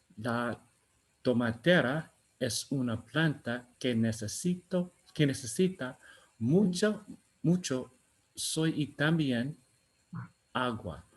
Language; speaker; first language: Spanish; non-native, learner; English